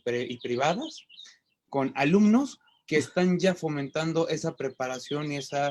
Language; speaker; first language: Spanish; native; Spanish